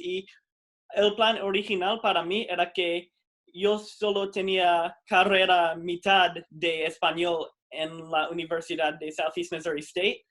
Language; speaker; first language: Spanish; non-native, fluent; English